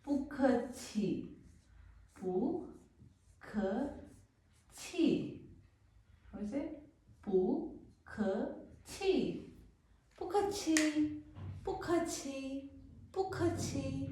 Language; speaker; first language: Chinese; non-native, fluent; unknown